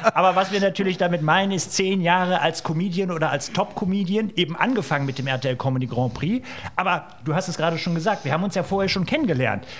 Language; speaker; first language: German; native; German